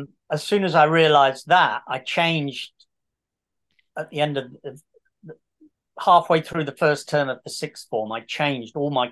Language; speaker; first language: English; native; English